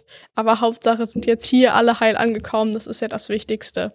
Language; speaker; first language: German; native; German